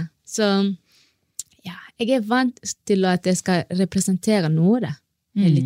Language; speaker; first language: Norwegian; non-native, fluent; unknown